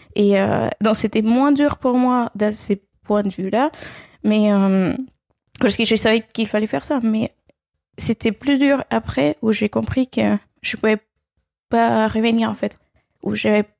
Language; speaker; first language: French; non-native, fluent; Spanish